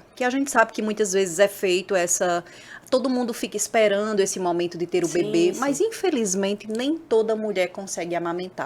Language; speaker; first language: Portuguese; native; Portuguese